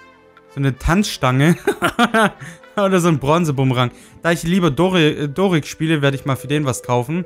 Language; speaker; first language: German; native; German